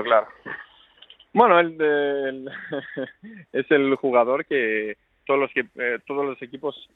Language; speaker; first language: Spanish; non-native, fluent; Greek